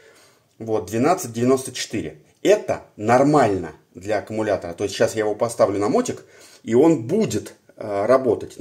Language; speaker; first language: Russian; native; Russian